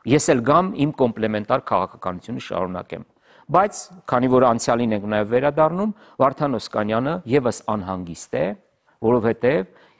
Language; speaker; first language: Armenian; native; Armenian